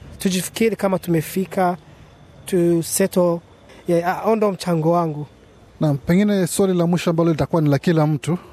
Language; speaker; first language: Swahili; native; Swahili